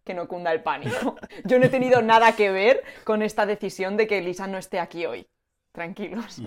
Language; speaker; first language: Spanish; native; Spanish